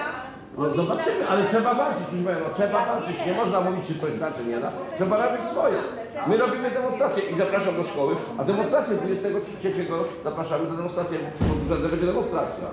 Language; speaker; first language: Polish; native; Polish